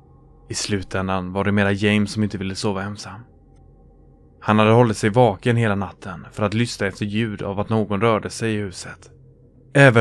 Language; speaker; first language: Swedish; native; Swedish